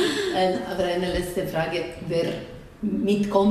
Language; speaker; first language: German; non-native, learner; Arabic